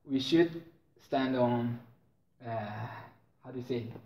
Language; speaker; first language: English; non-native, learner; Japanese